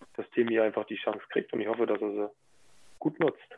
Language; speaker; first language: German; native; German